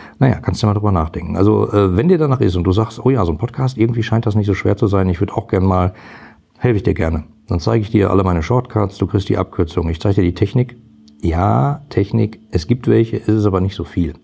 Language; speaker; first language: German; native; German